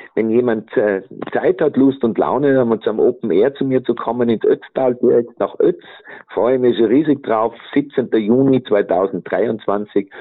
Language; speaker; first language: German; native; German